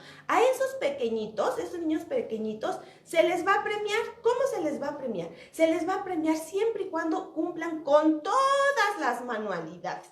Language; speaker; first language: Spanish; native; Spanish